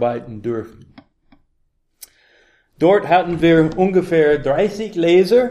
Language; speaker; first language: German; non-native, learner; English